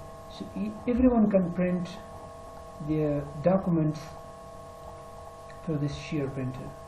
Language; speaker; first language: English; non-native, fluent; Persian